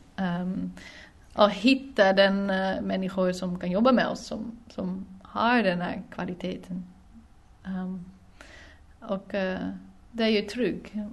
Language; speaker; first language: Swedish; non-native, fluent; Dutch